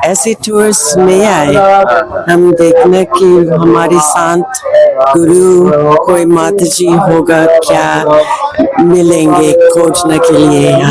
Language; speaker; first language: Hindi; non-native, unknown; English